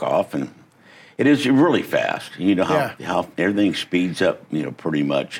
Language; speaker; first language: English; native; English